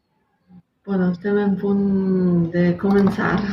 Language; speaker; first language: Catalan; non-native, local second language; Spanish